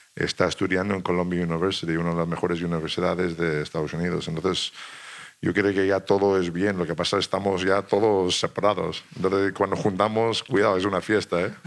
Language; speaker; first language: Spanish; non-native, fluent; English